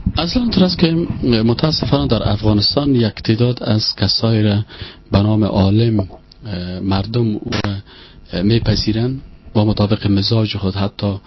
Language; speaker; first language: Persian; native; Persian